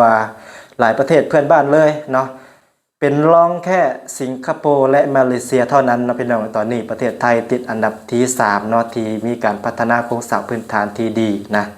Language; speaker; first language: Thai; non-native, local second language; Lao